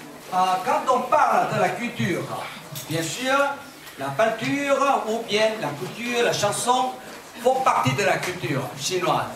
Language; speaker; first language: French; non-native, fluent; Chinese